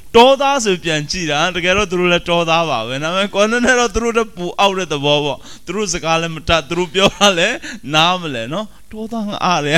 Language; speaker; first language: Burmese; non-native, local second language; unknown